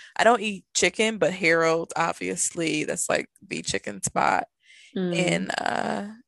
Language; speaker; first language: English; native; English